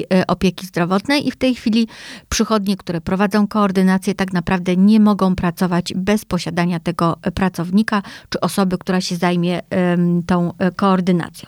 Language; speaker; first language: Polish; native; Polish